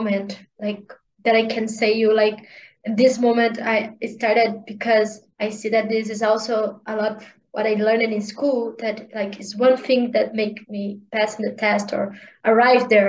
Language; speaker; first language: English; non-native, learner; Portuguese